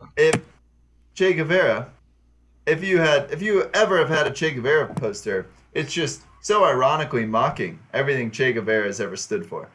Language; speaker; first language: English; native; English